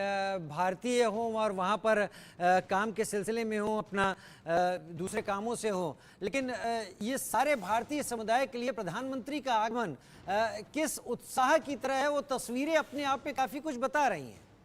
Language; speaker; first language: Hindi; native; Hindi